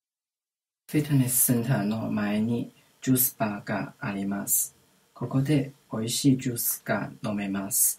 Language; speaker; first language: Japanese; non-native, learner; English